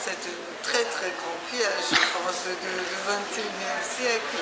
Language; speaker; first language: French; non-native, fluent; Georgian